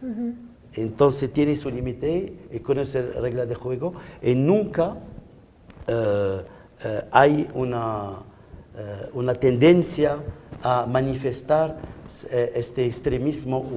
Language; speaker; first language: Spanish; non-native, fluent; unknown